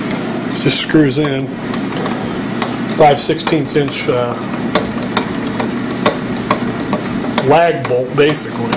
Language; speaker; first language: English; native; English